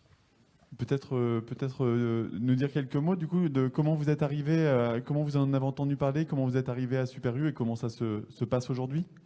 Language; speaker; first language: French; native; French